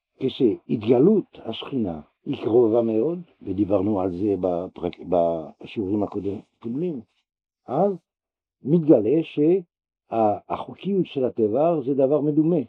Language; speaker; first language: Hebrew; non-native, fluent; French